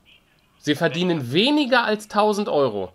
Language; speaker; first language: German; native; German